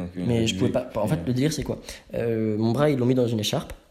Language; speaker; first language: French; native; French